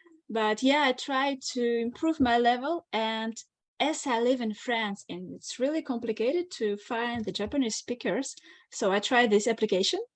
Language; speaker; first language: English; non-native, fluent; Russian